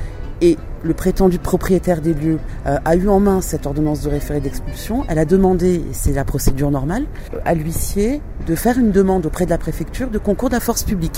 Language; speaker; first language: French; native; French